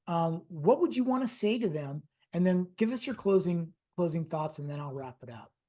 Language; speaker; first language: English; native; English